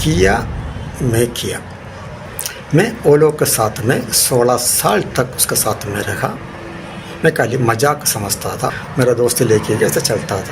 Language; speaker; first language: Hindi; non-native, local second language; Malayalam